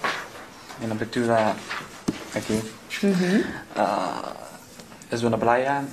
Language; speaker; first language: Spanish; non-native, learner; English